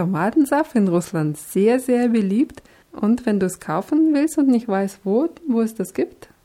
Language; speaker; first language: German; non-native, fluent; Russian